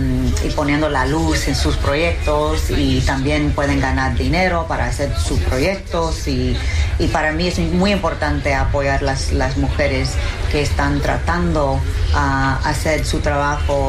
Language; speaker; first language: Spanish; early bilingual, heritage; English